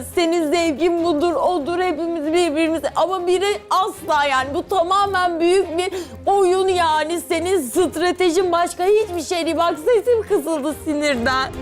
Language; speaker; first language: Turkish; native; Turkish